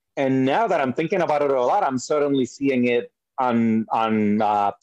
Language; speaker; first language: English; early bilingual, other home language; Spanish